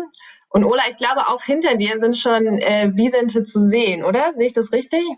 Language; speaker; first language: German; native; German